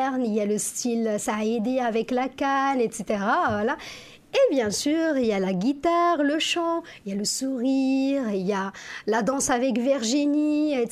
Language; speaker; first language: French; non-native, local second language; Arabic